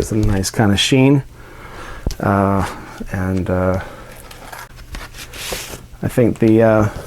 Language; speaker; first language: English; native; English